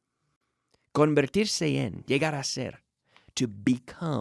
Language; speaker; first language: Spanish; non-native, fluent; English